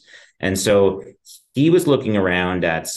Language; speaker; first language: English; native; English